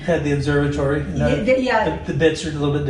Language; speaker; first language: English; native; English